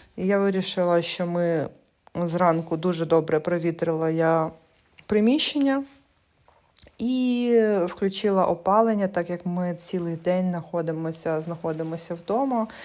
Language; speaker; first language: Ukrainian; non-native, local second language; Russian